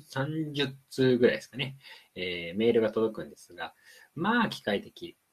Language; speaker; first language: Japanese; native; Japanese